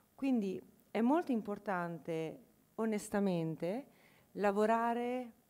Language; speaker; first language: Italian; native; Italian